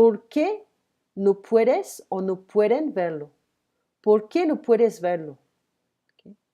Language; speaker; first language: Spanish; non-native, fluent; French